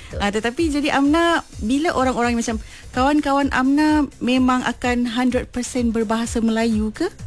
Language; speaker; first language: Malay; native; Malay